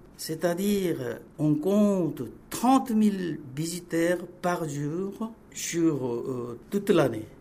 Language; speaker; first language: French; non-native, fluent; Korean